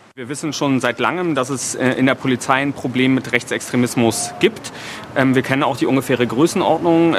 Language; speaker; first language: German; native; German